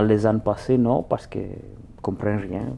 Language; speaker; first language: French; non-native, learner; Italian